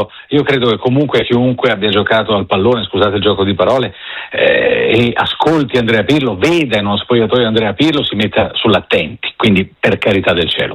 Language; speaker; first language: Italian; native; Italian